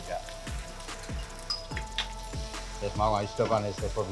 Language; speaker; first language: German; non-native, learner; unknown